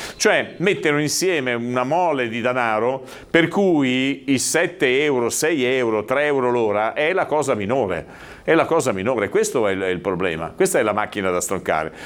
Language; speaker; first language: Italian; native; Italian